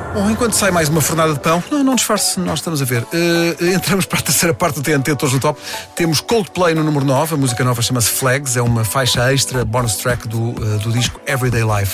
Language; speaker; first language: Portuguese; native; Portuguese